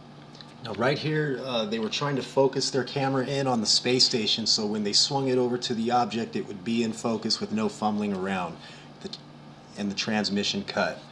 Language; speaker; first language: English; native; English